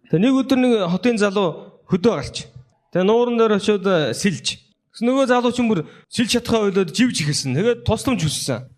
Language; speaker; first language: Mongolian; non-native, fluent; Korean